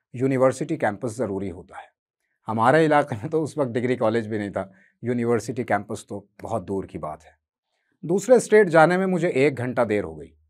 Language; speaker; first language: Hindi; native; Hindi